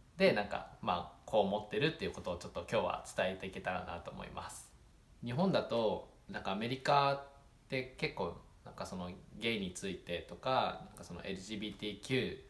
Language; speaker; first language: Japanese; native; Japanese